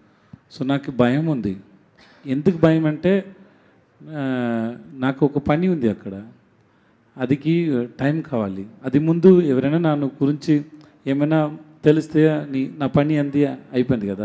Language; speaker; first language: Telugu; non-native, learner; Tamil